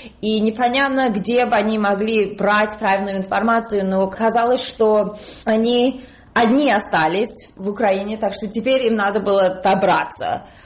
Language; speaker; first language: Russian; early bilingual, heritage; Russian